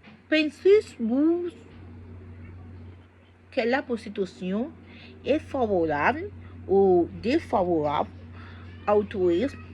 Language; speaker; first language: French; non-native, learner; Spanish